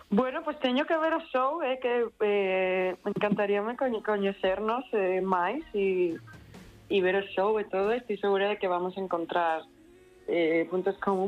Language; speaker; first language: Galician; non-native, local second language; Spanish